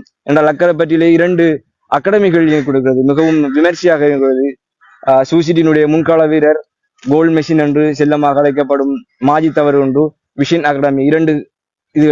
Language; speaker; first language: Tamil; native; Tamil